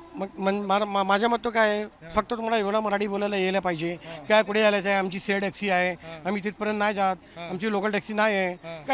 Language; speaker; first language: Marathi; non-native, local second language; Hindi